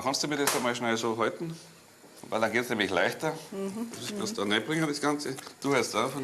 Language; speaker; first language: German; native; German